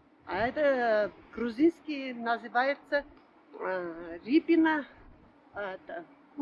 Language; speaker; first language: Russian; non-native, local second language; Armenian